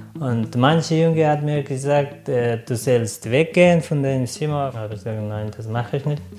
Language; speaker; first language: German; non-native, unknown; Persian